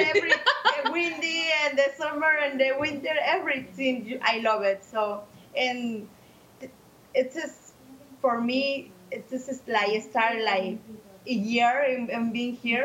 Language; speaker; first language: English; non-native, learner; Spanish